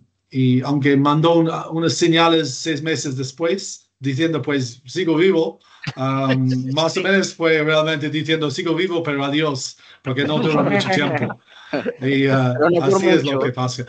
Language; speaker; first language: Spanish; non-native, fluent; English